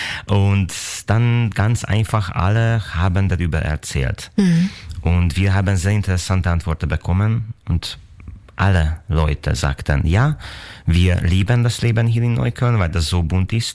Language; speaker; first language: German; non-native, fluent; Hungarian